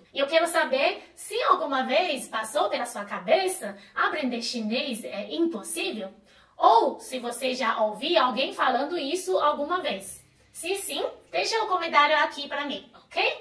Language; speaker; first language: Portuguese; non-native, fluent; Chinese